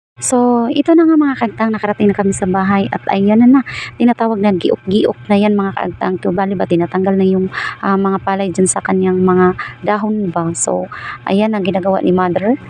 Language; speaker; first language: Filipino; non-native, local second language; Cebuano